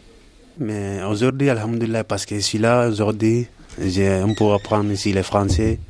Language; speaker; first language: French; non-native, learner; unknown